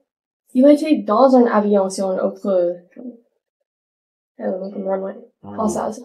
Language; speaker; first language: French; non-native, learner; English